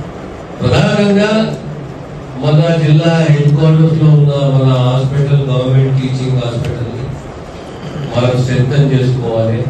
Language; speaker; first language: Telugu; native; Telugu